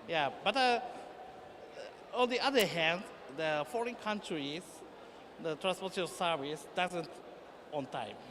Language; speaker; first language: English; non-native, learner; Japanese